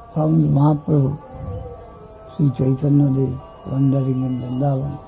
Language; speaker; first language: English; non-native, local second language; Bangla